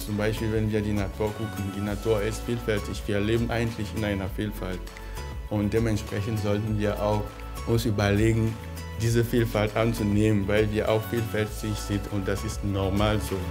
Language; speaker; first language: German; non-native, fluent; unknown